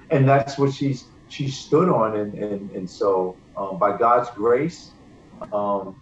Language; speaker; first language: English; native; English